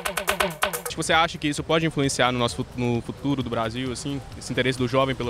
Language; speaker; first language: Portuguese; native; Portuguese